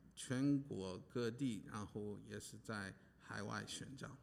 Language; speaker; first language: Chinese; non-native, fluent; English